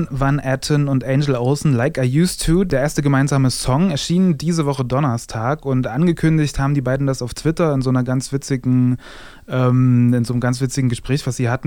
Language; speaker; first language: German; native; German